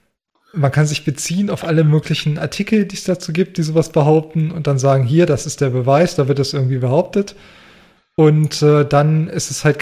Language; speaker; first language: German; native; German